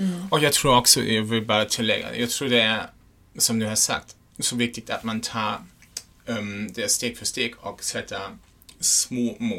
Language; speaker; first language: Swedish; non-native, fluent; German